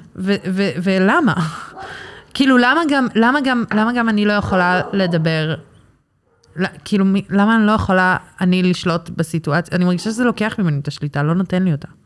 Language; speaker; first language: Hebrew; early bilingual, other home language; English